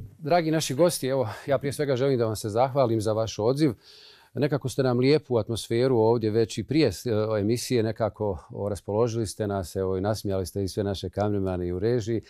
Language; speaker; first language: Bosnian; native; Bosnian